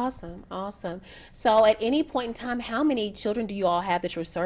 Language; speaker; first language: English; native; English